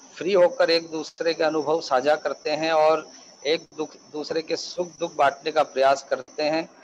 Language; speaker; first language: Hindi; native; Hindi